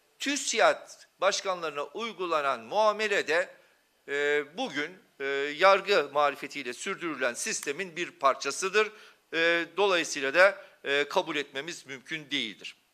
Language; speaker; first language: Turkish; non-native, local second language; Kurdish